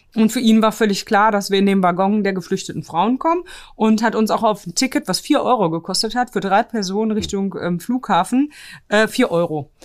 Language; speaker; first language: German; early bilingual, other home language; Polish